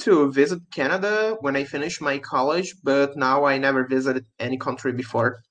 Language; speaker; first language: English; non-native, learner; Portuguese